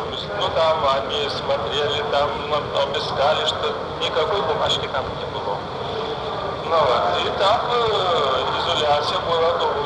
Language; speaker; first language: Russian; non-native, fluent; Lithuanian